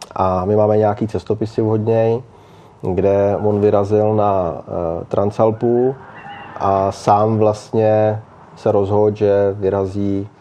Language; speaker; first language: Czech; native; Czech